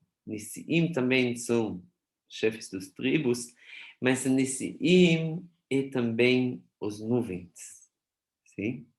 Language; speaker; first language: Portuguese; non-native, fluent; Hebrew